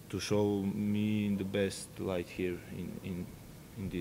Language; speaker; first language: English; non-native, fluent; Serbian